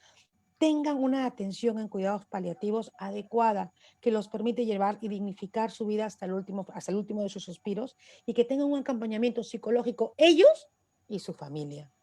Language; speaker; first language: Spanish; native; Spanish